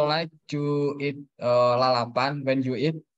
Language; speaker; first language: English; non-native, learner; Indonesian